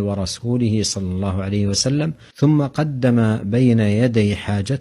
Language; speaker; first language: Arabic; native; Arabic